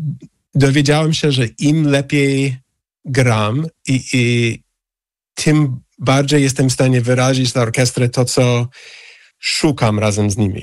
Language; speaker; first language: Polish; non-native, fluent; English